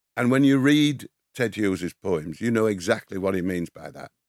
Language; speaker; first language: English; native; English